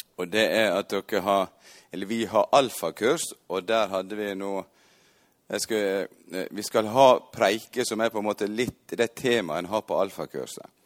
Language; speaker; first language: Norwegian; native; Norwegian